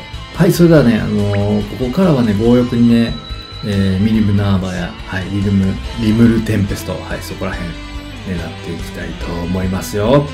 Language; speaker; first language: Japanese; native; Japanese